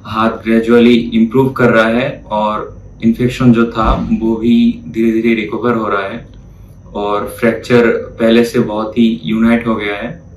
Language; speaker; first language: Hindi; non-native, fluent; Bangla